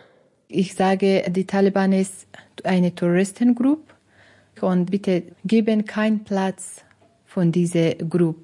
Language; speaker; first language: German; non-native, learner; Persian